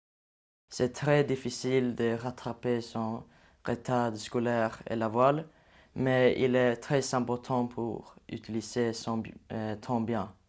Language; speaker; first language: French; non-native, learner; Swedish